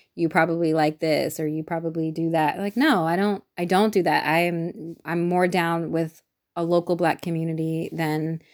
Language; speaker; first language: English; native; English